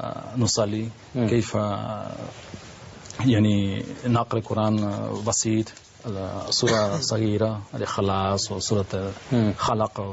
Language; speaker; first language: Arabic; non-native, learner; Spanish